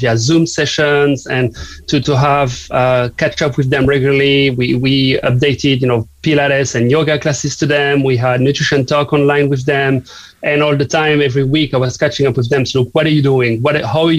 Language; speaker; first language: English; non-native, fluent; French